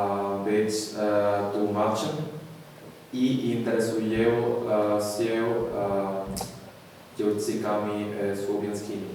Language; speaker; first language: Polish; non-native, learner; Spanish